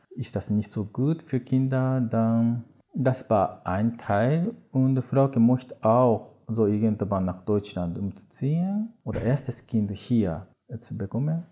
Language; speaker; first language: German; non-native, learner; Japanese